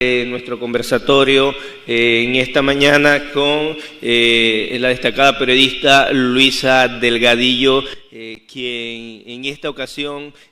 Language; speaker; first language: Spanish; native; Spanish